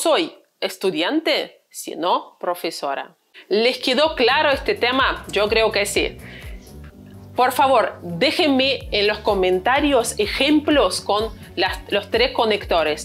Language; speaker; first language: Spanish; non-native, fluent; Russian